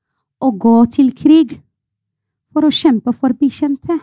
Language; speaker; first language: Norwegian; non-native, fluent; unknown